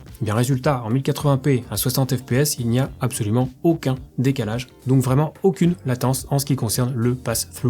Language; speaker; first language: French; native; French